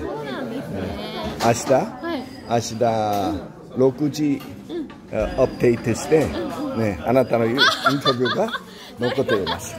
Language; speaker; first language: Japanese; non-native, learner; Korean